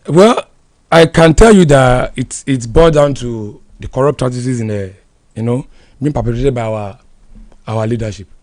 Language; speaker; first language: English; non-native, local second language; Yoruba